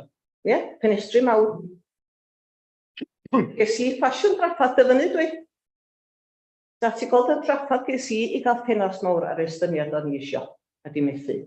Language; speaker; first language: Welsh; native; Welsh